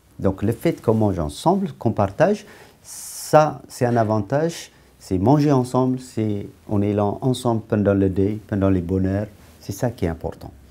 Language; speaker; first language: French; non-native, fluent; Amharic